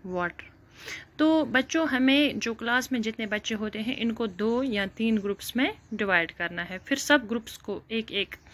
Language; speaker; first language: Urdu; non-native, local second language; Kashmiri